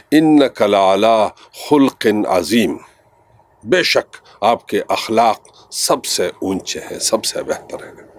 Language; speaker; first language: Urdu; non-native, local second language; Pashto